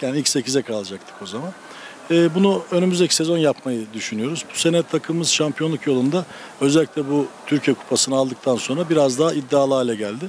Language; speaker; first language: Turkish; native; Turkish